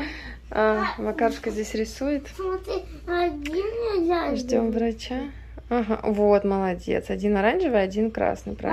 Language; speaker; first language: Russian; native; Russian